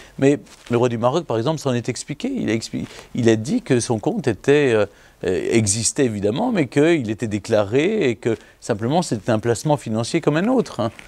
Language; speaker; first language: French; native; French